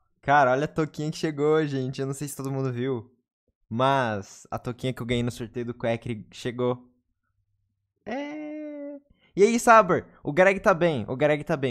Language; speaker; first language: Portuguese; native; Portuguese